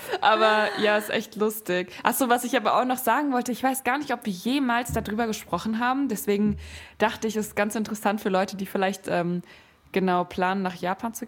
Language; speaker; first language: German; native; German